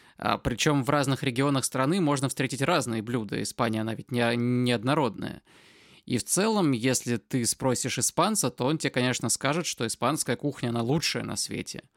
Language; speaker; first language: Russian; native; Russian